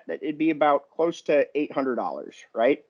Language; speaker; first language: English; native; English